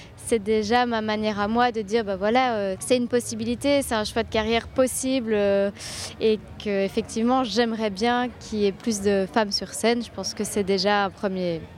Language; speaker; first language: French; native; French